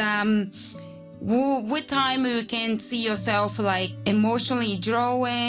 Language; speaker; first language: English; non-native, fluent; Portuguese